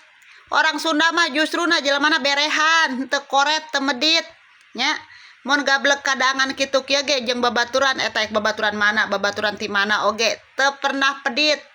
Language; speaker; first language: Indonesian; native; Indonesian